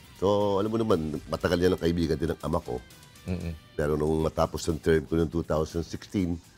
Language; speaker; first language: Filipino; native; Filipino